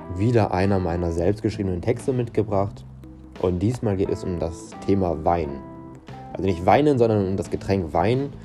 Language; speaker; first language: German; non-native, fluent; Portuguese